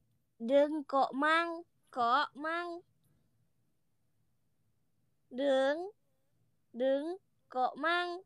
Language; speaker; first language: Vietnamese; non-native, learner; Indonesian